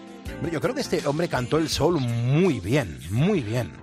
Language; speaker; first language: Spanish; native; Spanish